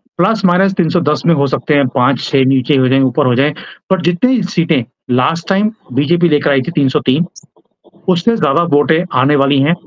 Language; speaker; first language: Hindi; native; Hindi